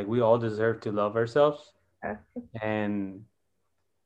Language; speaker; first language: English; non-native, fluent; Spanish